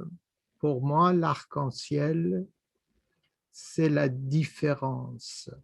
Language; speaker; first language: French; non-native, fluent; Persian